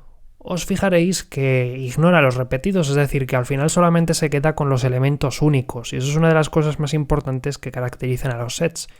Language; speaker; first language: Spanish; native; Spanish